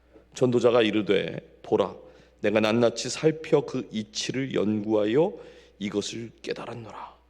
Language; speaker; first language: Korean; native; Korean